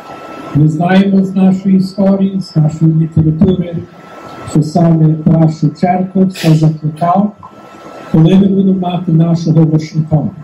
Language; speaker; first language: Ukrainian; early bilingual, heritage; Ukrainian